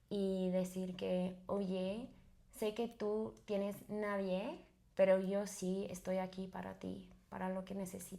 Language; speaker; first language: Spanish; non-native, fluent; English